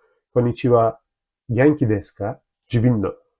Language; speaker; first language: Japanese; non-native, learner; Turkish